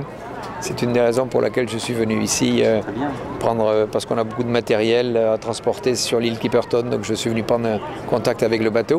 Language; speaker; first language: French; native; French